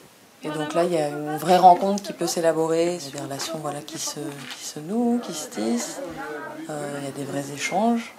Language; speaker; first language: French; native; French